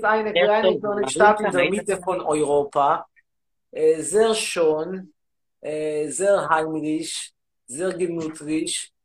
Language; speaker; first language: German; non-native, learner; Hebrew